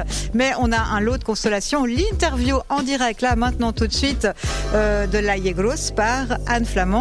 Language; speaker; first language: French; native; French